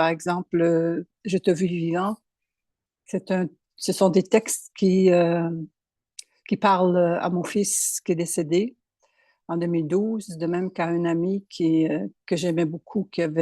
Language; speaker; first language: French; native; French